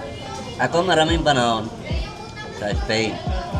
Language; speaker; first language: Filipino; non-native, learner; Spanish